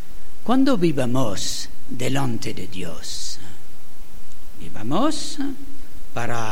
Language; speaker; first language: Spanish; non-native, learner; French